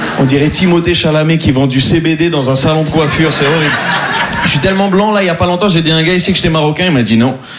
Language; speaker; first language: French; native; French